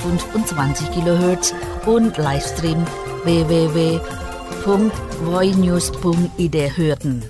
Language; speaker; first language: German; non-native, fluent; Indonesian